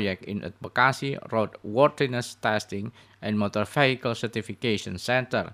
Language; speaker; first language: Dutch; non-native, fluent; Indonesian